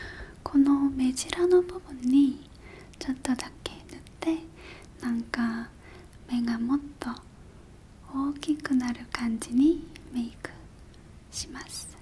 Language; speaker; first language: Japanese; non-native, learner; Korean